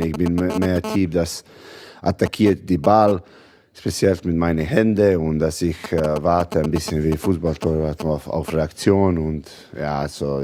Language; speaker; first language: German; non-native, fluent; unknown